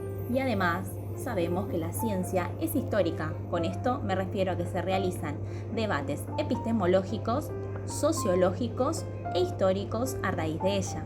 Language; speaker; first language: Spanish; native; Spanish